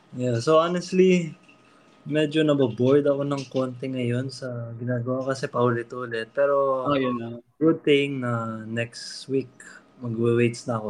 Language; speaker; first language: Filipino; early bilingual, heritage; Filipino